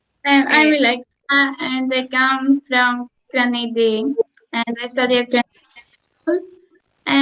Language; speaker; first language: English; non-native, learner; Spanish